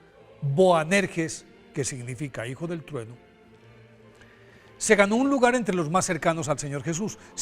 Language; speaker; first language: Spanish; native; Spanish